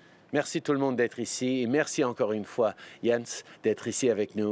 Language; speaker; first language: French; native; French